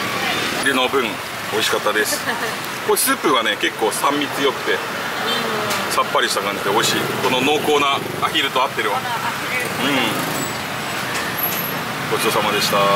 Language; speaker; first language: Japanese; native; Japanese